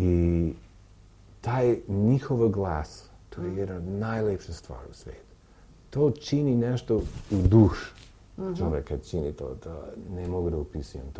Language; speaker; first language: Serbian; non-native, learner; English